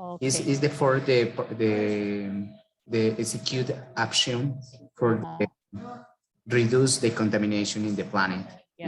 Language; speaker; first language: English; non-native, learner; Spanish